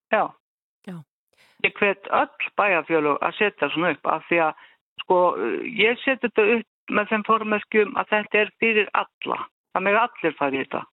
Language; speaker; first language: Icelandic; native; Icelandic